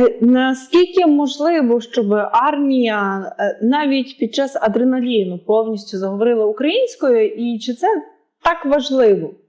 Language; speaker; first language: Ukrainian; native; Ukrainian